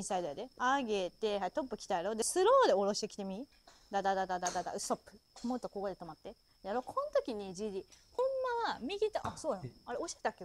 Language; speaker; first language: Japanese; native; Japanese